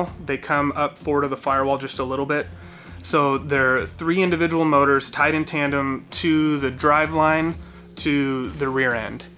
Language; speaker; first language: English; native; English